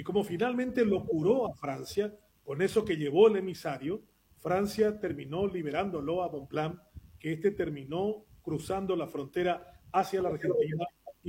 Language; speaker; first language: Spanish; non-native, local second language; Guarani